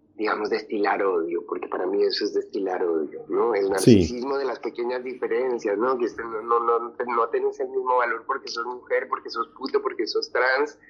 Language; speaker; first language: Spanish; native; Spanish